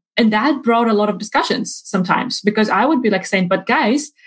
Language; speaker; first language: English; non-native, fluent; Ukrainian